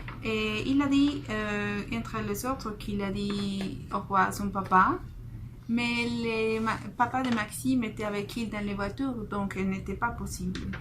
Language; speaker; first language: French; non-native, fluent; Spanish